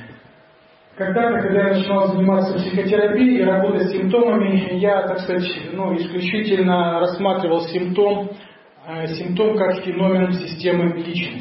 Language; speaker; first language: Russian; native; Russian